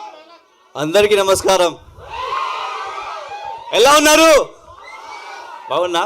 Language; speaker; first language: Telugu; non-native, learner; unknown